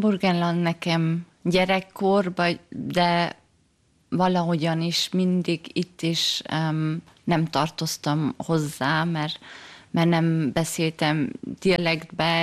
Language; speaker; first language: Hungarian; early bilingual, heritage; German